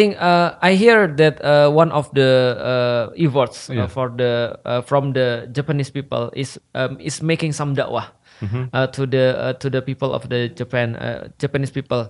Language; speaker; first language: English; non-native, fluent; Indonesian